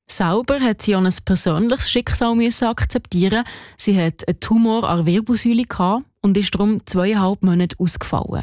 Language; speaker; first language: German; native; German